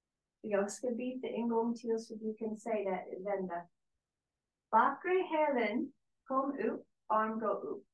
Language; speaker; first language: Swedish; non-native, learner; English